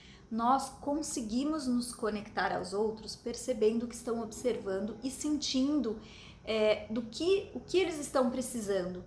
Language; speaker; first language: Portuguese; native; Portuguese